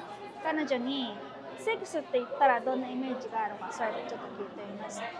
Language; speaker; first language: Japanese; non-native, fluent; Filipino